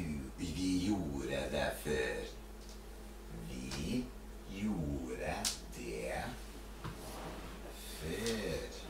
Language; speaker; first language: Norwegian; non-native, fluent; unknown